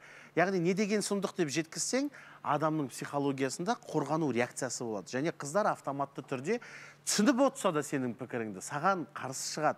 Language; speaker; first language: Kazakh; native; Kazakh